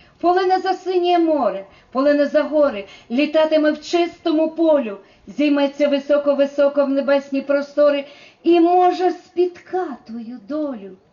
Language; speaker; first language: Ukrainian; native; Ukrainian